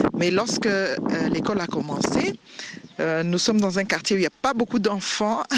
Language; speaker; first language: French; non-native, local second language; Swahili